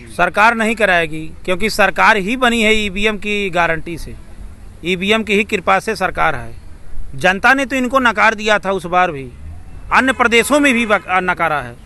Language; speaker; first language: Hindi; native; Hindi